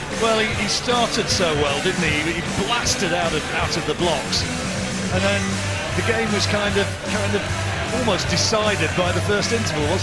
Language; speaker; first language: English; native; English